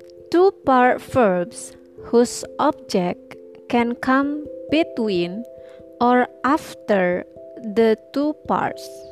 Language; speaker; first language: English; non-native, fluent; Indonesian